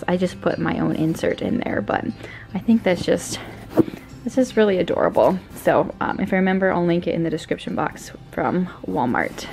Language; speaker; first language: English; native; English